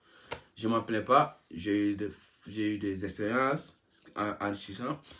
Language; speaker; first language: French; non-native, local second language; Wolof